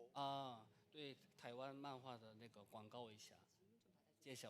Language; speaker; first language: Chinese; non-native, learner; Korean